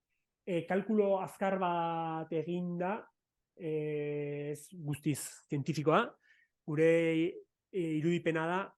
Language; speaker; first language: Basque; native; Basque